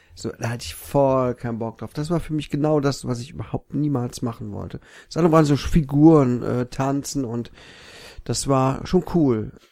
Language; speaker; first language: German; native; German